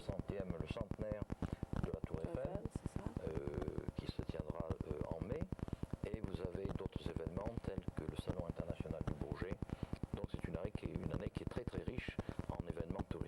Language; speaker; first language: French; native; French